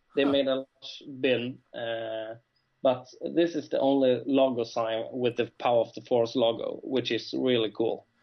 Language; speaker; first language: English; non-native, fluent; Swedish